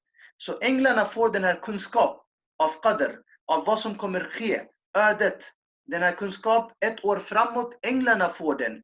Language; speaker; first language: Swedish; non-native, fluent; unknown